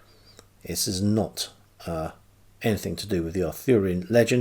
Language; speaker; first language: English; native; English